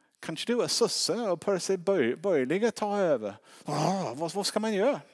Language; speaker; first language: Swedish; non-native, fluent; English